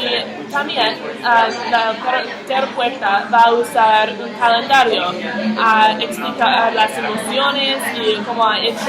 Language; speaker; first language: Spanish; non-native, learner; English